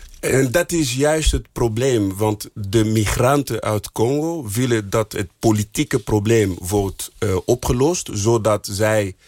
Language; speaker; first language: Dutch; non-native, fluent; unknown